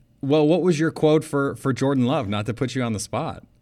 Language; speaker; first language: English; native; English